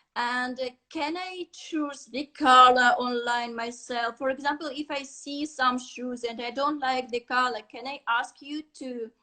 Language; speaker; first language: English; non-native, fluent; Russian